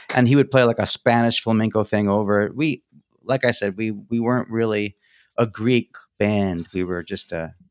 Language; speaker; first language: English; early bilingual, other home language; Greek